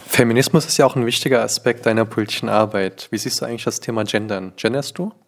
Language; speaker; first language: German; early bilingual, other home language; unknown